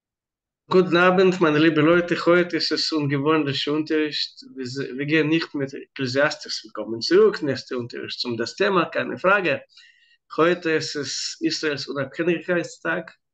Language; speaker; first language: German; non-native, fluent; Hebrew